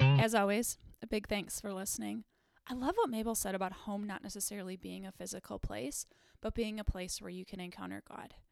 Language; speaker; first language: English; native; English